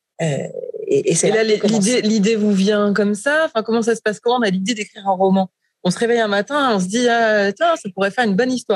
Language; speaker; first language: French; native; French